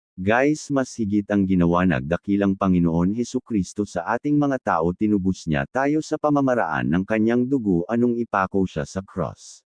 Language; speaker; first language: Filipino; non-native, local second language; Bikol